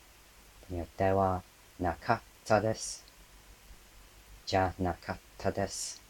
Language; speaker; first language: Japanese; non-native, fluent; English